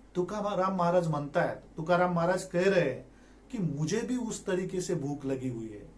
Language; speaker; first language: Hindi; non-native, local second language; Marathi